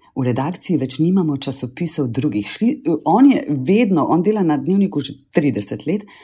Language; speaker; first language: Slovenian; native; Slovenian